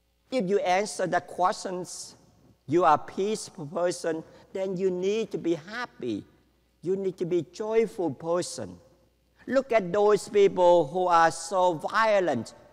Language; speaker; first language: English; non-native, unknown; Vietnamese